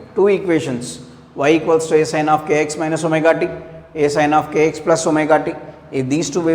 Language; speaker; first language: English; non-native, local second language; Telugu